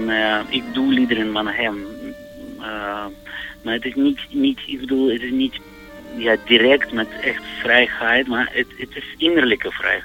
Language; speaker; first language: Dutch; non-native, fluent; Russian